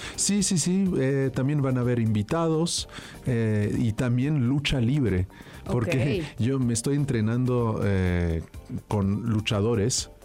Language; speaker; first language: Spanish; early bilingual, heritage; French